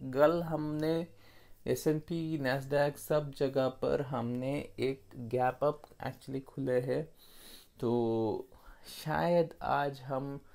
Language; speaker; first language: Hindi; non-native, local second language; Kannada